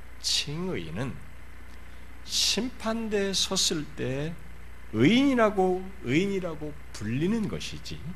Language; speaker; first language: Korean; native; Korean